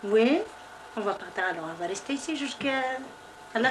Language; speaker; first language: French; non-native, learner; Kabyle